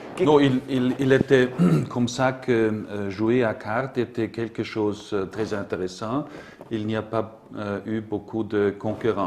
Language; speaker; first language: French; non-native, learner; German